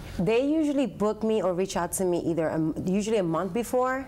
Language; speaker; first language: English; early bilingual, other home language; Spanish